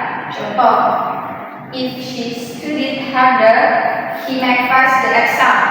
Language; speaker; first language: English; non-native, learner; Indonesian